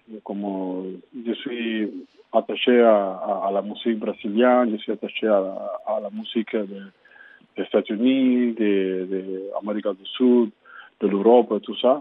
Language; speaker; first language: French; non-native, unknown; Spanish